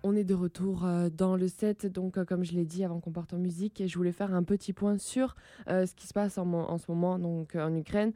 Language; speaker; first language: French; native; French